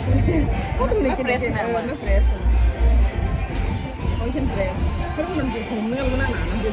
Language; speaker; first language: Hindi; non-native, local second language; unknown